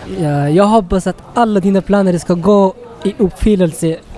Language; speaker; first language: Swedish; non-native, learner; Tigrinya